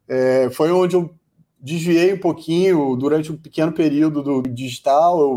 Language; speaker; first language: Portuguese; native; Portuguese